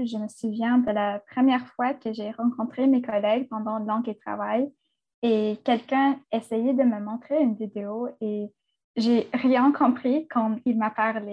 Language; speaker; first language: French; non-native, fluent; English